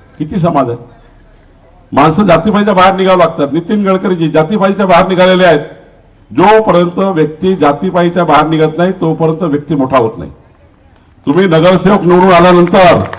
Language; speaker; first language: Marathi; native; Marathi